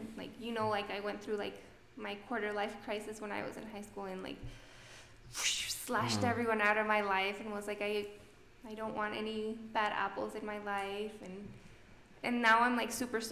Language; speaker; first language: English; non-native, fluent; Spanish